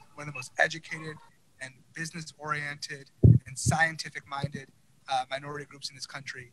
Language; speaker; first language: English; native; English